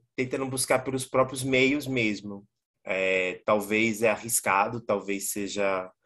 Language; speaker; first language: Portuguese; native; Portuguese